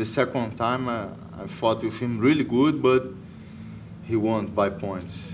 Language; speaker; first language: English; non-native, learner; Portuguese